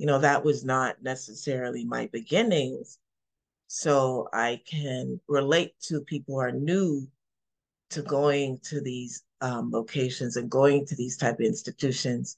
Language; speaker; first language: English; native; English